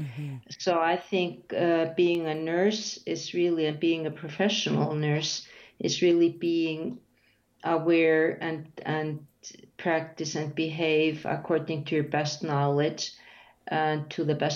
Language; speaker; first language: English; non-native, fluent; Icelandic